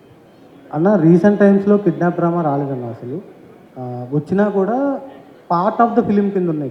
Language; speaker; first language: Telugu; native; Telugu